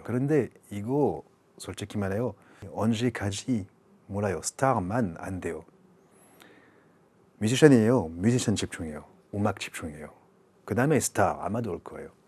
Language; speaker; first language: Korean; non-native, learner; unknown